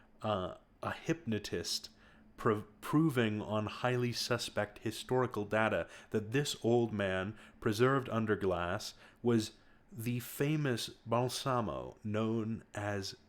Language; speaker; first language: English; native; English